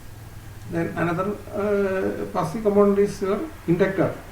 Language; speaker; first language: English; non-native, local second language; Malayalam